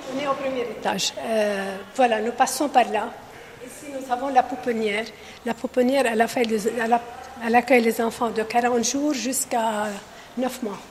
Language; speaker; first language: French; non-native, local second language; Arabic